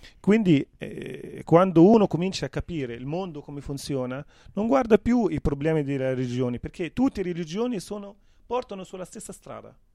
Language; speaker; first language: Italian; non-native, fluent; Arabic